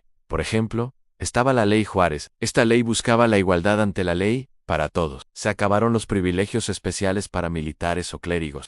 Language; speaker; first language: Spanish; native; Spanish